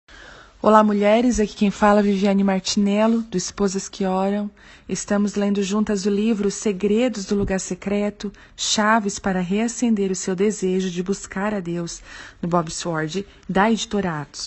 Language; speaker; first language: Portuguese; native; Portuguese